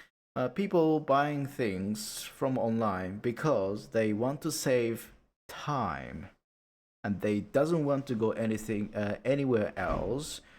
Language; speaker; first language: English; non-native, learner; Japanese